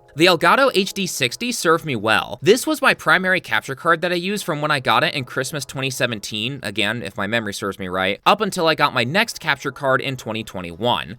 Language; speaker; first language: English; native; English